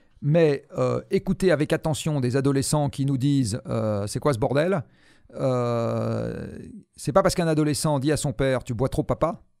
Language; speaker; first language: French; native; French